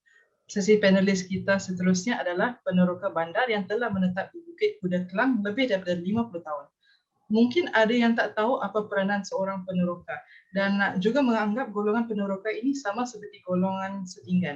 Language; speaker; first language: Malay; native; Malay